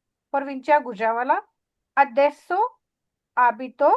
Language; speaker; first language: Italian; non-native, learner; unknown